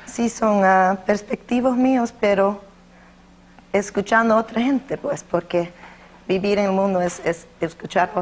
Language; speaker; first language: Spanish; early bilingual, heritage; Spanish